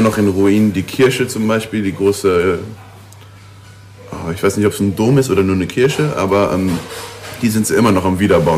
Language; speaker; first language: German; non-native, local second language; Luxembourgish